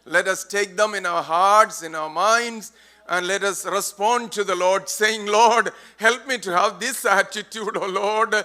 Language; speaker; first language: English; non-native, local second language; Malayalam